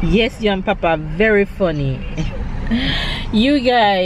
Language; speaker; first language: English; native; English